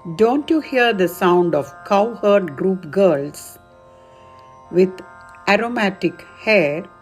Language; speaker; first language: English; non-native, local second language; Tamil